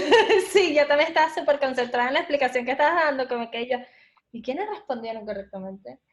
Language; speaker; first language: Spanish; native; Spanish